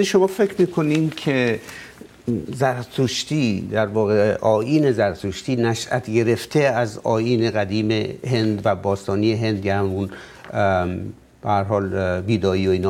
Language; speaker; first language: Persian; native; Persian